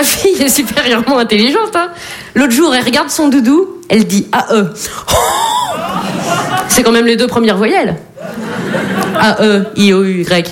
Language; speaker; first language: French; native; French